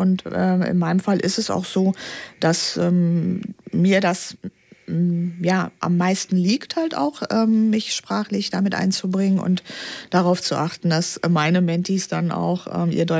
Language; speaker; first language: German; native; German